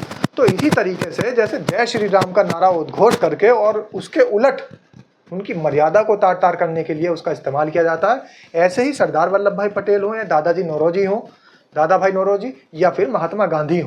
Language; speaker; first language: Hindi; native; Hindi